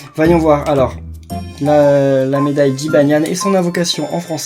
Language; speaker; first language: French; native; French